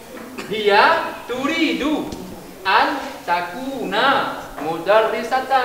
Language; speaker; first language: Arabic; non-native, fluent; Indonesian